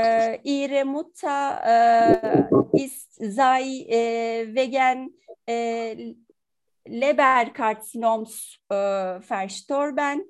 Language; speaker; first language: German; non-native, learner; Turkish